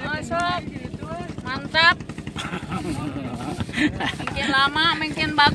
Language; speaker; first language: Indonesian; non-native, local second language; Sundanese